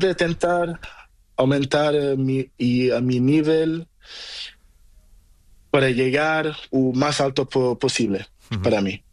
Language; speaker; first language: Spanish; non-native, learner; Portuguese